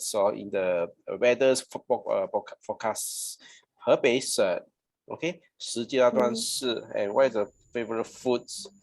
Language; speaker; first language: English; non-native, local second language; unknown